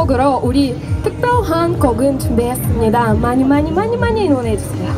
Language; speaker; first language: Korean; non-native, learner; Russian